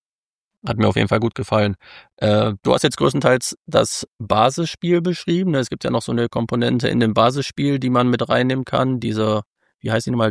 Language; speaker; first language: German; native; German